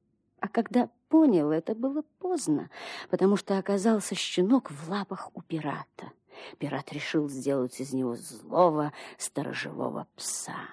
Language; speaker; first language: Russian; native; Russian